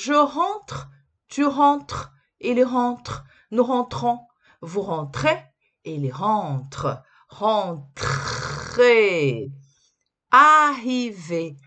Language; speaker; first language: French; non-native, fluent; Portuguese